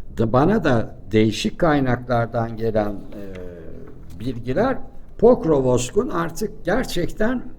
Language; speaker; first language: Turkish; native; Turkish